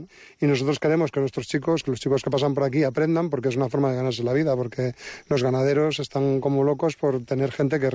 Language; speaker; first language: Spanish; native; Spanish